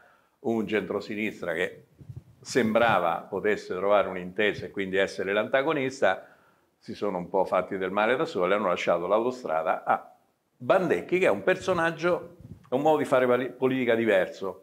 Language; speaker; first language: Italian; native; Italian